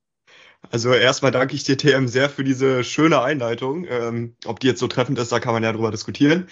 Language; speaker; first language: German; native; German